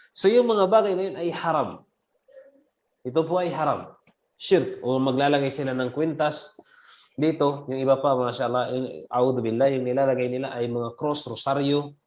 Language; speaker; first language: Filipino; non-native, local second language; Cebuano